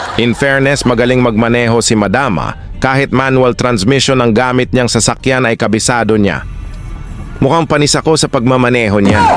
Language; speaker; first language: Filipino; native; Filipino